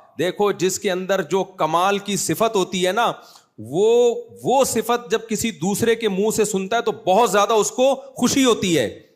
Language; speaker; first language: Urdu; native; Urdu